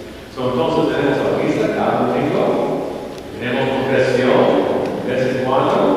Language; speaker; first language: Spanish; non-native, learner; English